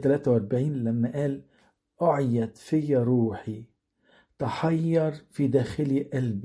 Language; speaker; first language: Arabic; native; Arabic